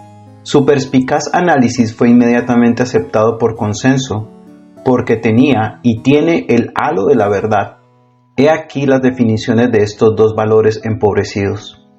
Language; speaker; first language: Spanish; native; Spanish